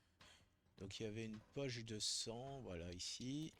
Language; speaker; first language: French; native; French